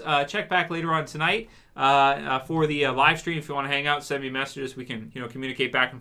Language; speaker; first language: English; native; English